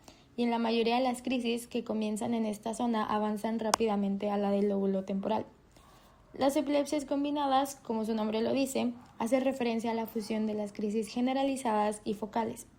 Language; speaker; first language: Spanish; native; Spanish